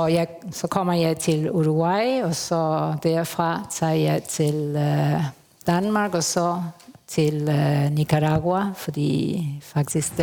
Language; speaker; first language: Danish; early bilingual, heritage; Spanish